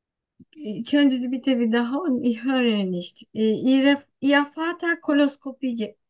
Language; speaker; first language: German; non-native, learner; Turkish